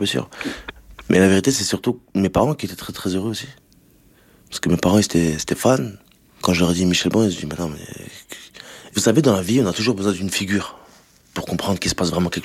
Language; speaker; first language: French; native; French